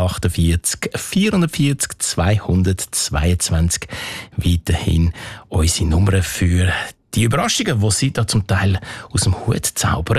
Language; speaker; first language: German; native; German